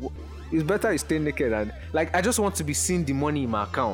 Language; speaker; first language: English; non-native, local second language; Yoruba